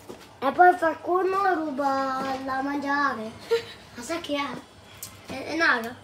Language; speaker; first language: Italian; non-native, learner; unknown